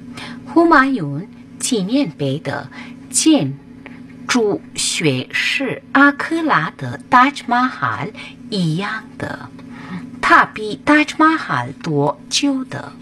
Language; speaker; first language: Chinese; non-native, fluent; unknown